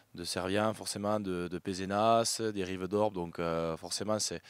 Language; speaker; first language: French; native; French